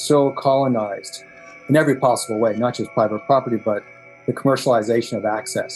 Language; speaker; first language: English; native; English